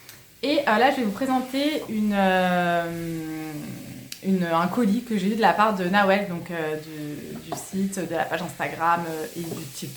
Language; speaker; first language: French; native; French